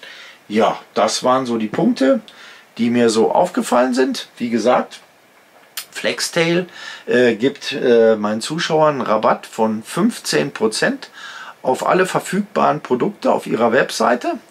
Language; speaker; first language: German; native; German